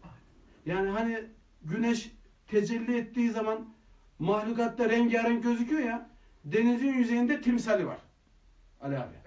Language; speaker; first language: Turkish; native; Turkish